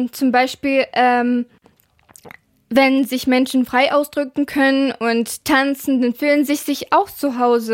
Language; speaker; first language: German; non-native, fluent; Ukrainian